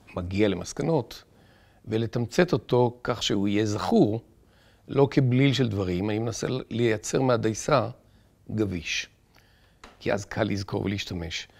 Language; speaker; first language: Hebrew; native; Hebrew